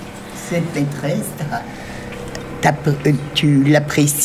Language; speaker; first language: French; native; French